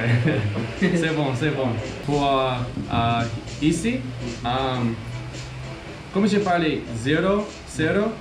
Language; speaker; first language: French; non-native, learner; English